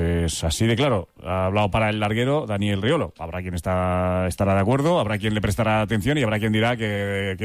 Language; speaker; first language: Spanish; native; Spanish